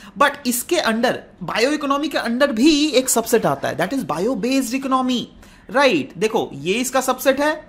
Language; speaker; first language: Hindi; non-native, local second language; Assamese